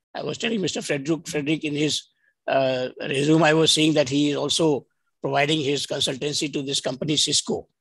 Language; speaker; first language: English; non-native, local second language; Bangla